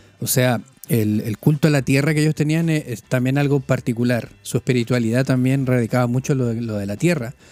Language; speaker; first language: Spanish; native; Spanish